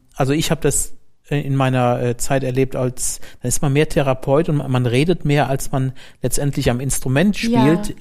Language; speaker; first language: German; native; German